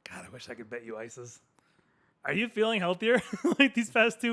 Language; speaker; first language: English; native; English